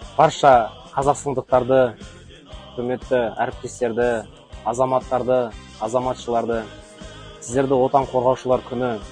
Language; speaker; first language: Kazakh; non-native, local second language; Tatar